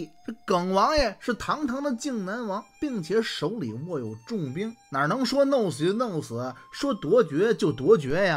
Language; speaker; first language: Chinese; native; Chinese